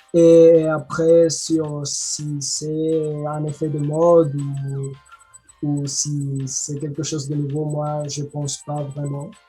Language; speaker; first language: French; non-native, learner; Spanish